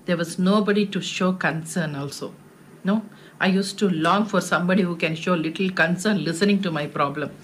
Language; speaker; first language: English; non-native, local second language; Telugu